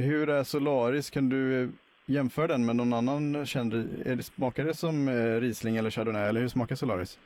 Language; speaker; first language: Swedish; native; Swedish